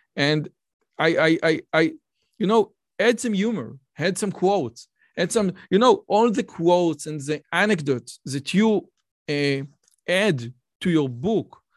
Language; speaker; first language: English; non-native, fluent; Hebrew